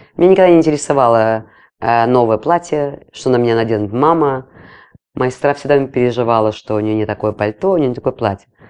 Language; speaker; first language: Russian; non-native, local second language; Latvian